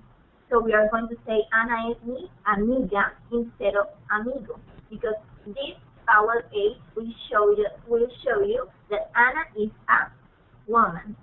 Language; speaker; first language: English; non-native, fluent; Spanish